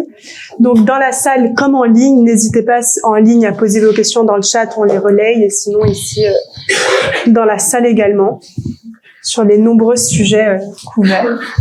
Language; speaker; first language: French; native; French